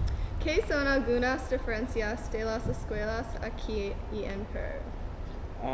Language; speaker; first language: Spanish; non-native, learner; English